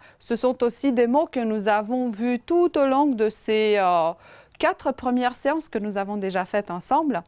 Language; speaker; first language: French; non-native, fluent; Romanian